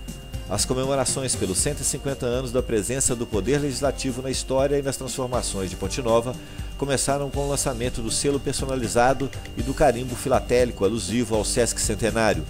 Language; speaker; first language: Portuguese; native; Portuguese